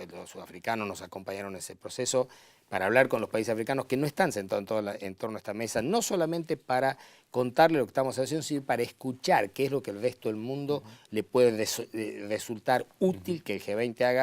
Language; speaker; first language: Spanish; native; Spanish